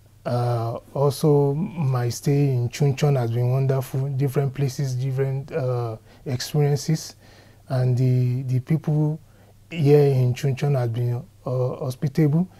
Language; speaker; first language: English; non-native, local second language; Yoruba